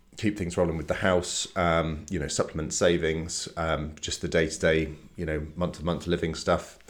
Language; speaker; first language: English; native; English